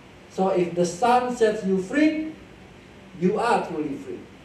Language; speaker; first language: English; non-native, fluent; Indonesian